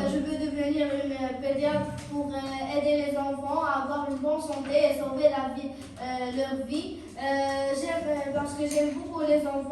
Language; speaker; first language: French; non-native, learner; Arabic